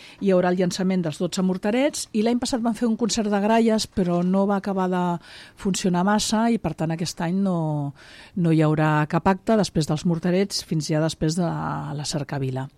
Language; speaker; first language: Catalan; native; Catalan